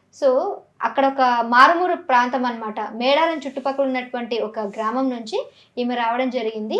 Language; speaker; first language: Telugu; native; Telugu